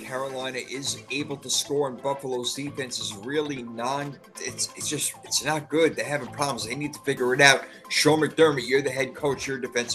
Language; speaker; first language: English; native; English